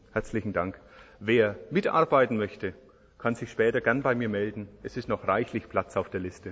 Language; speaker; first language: German; native; German